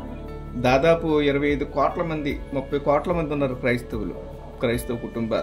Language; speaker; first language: Telugu; native; Telugu